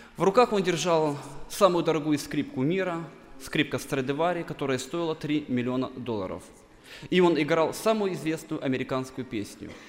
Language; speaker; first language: Russian; non-native, local second language; Bulgarian